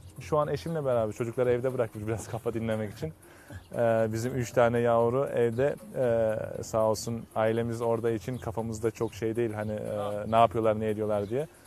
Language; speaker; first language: Turkish; early bilingual, heritage; Turkish